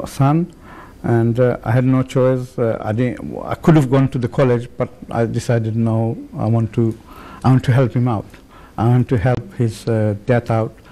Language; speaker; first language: English; native; English